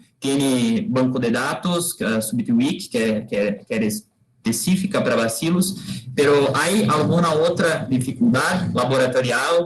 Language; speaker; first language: Spanish; non-native, learner; Portuguese